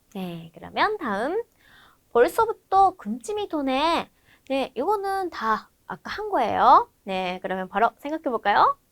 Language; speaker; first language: Korean; non-native, fluent; Japanese